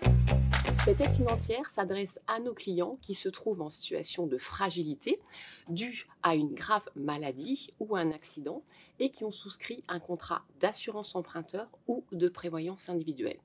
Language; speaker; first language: French; native; French